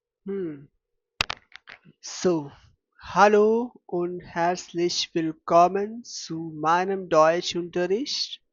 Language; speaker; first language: German; non-native, fluent; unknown